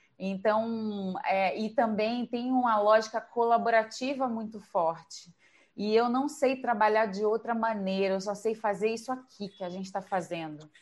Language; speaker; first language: Portuguese; native; Portuguese